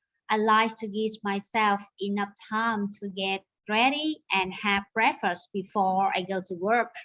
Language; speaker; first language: English; non-native, learner; Vietnamese